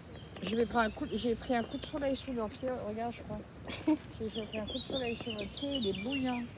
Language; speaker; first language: French; native; French